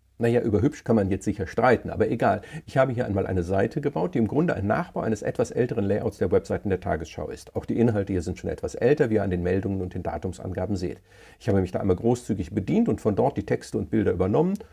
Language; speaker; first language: German; native; German